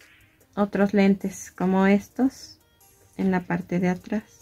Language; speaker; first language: Spanish; native; Spanish